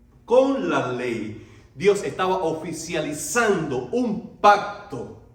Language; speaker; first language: Spanish; native; Spanish